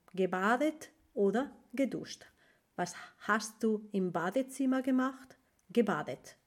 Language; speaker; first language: German; non-native, fluent; Spanish